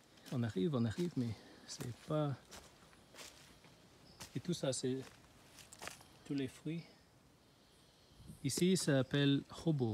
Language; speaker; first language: French; non-native, learner; Chinese